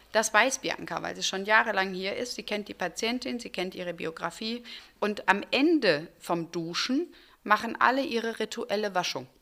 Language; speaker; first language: German; early bilingual, other home language; Turkish